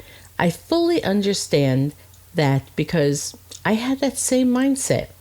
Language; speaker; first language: English; native; English